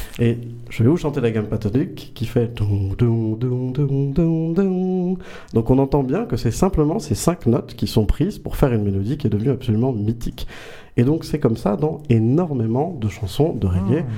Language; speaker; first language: French; native; French